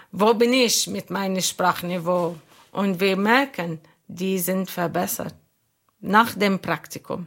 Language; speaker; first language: German; non-native, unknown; Arabic